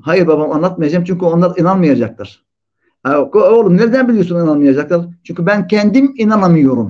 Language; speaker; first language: Turkish; non-native, fluent; Arabic